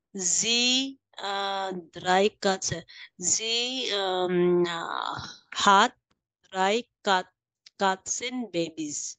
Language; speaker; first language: German; non-native, learner; Bangla